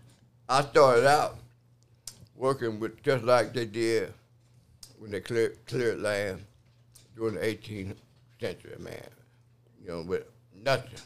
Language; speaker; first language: English; native; English